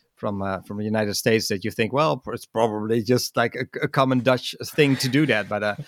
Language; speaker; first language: English; non-native, fluent; Dutch